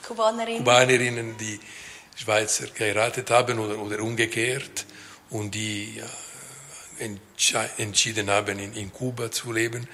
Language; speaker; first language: German; non-native, local second language; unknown